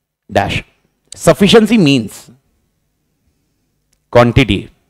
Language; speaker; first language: English; non-native, local second language; Hindi